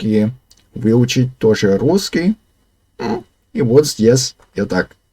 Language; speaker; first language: Russian; non-native, learner; Slovak